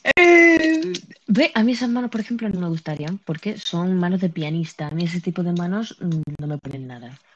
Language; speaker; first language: Spanish; native; Spanish